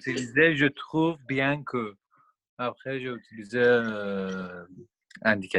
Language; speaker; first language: French; non-native, learner; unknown